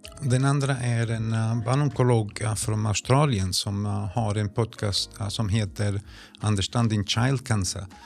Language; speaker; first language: Swedish; non-native, fluent; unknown